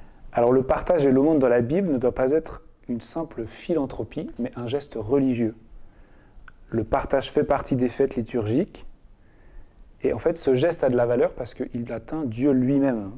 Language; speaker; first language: French; native; French